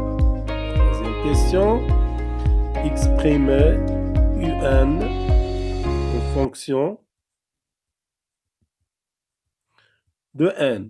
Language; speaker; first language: French; non-native, local second language; Arabic